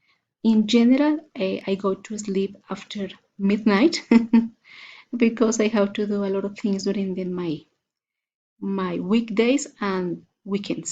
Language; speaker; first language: English; non-native, learner; Spanish